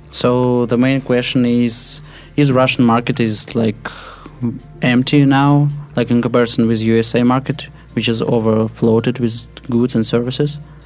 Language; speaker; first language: English; non-native, fluent; Russian